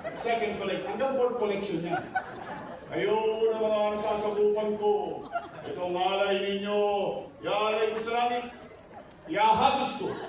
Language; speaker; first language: Filipino; native; Filipino